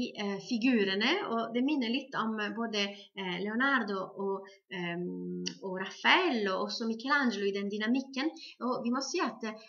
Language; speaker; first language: Norwegian; non-native, fluent; Italian